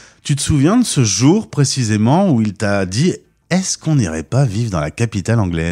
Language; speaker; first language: French; native; French